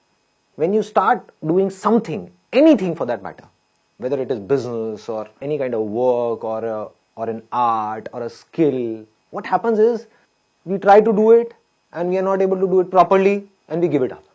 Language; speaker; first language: English; non-native, local second language; Hindi